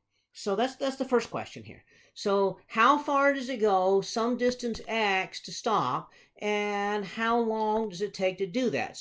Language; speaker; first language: English; native; English